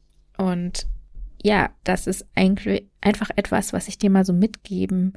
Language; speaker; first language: German; native; German